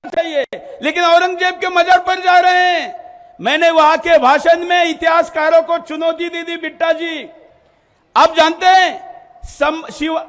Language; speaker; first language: Hindi; non-native, local second language; Marathi